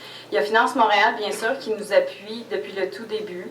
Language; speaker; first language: French; native; French